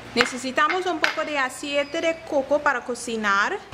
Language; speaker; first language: Spanish; non-native, learner; English